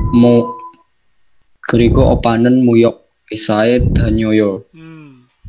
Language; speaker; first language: Korean; non-native, learner; Indonesian